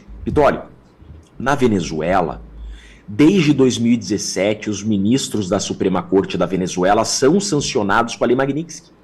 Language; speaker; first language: Portuguese; native; Portuguese